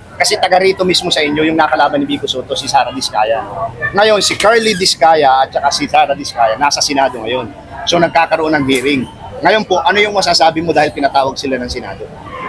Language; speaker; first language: Filipino; native; Filipino